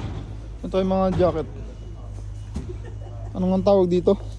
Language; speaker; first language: Filipino; native; Filipino